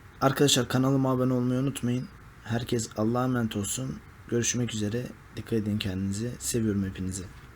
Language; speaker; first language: Turkish; native; Turkish